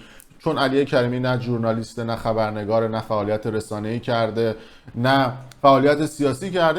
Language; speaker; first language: Persian; native; Persian